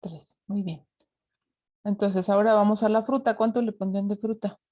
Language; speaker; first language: Spanish; native; Spanish